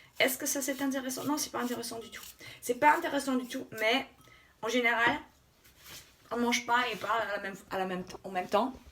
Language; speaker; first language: French; non-native, fluent; German